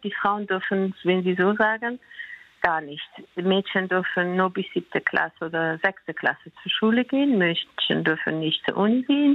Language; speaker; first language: German; non-native, fluent; Persian